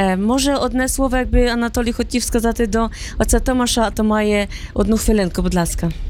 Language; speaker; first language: Ukrainian; native; Ukrainian